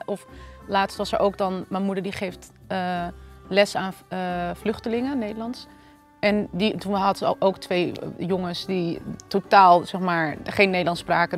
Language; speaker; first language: Dutch; native; Dutch